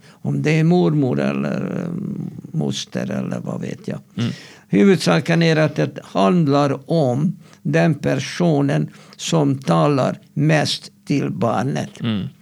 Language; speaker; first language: Swedish; non-native, fluent; Hungarian